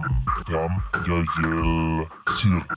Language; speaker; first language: Russian; non-native, learner; German